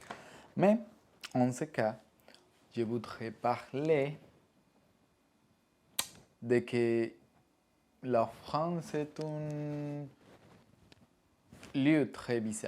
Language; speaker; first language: French; non-native, learner; Spanish